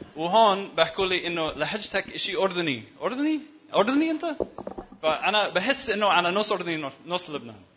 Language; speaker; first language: Arabic; early bilingual, other home language; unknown